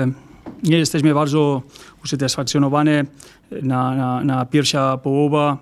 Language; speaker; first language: Polish; non-native, learner; Spanish